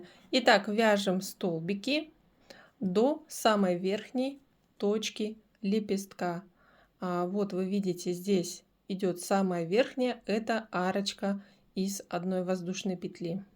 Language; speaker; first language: Russian; native; Russian